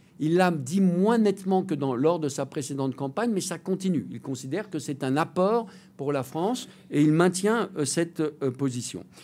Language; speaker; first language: French; native; French